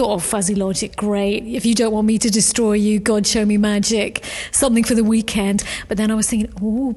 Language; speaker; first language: English; native; English